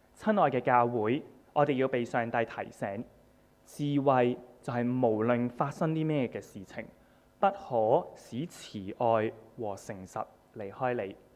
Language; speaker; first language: Cantonese; native; Cantonese